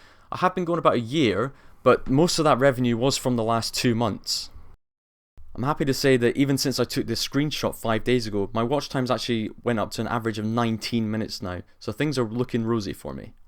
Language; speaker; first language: English; native; English